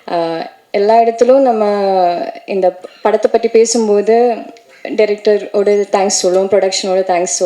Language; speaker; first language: Tamil; non-native, learner; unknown